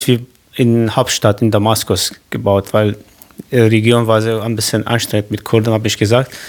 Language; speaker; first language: German; non-native, learner; Kurdish